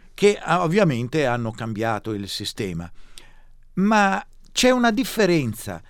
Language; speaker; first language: Italian; native; Italian